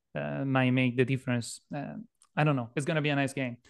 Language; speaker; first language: English; non-native, fluent; Italian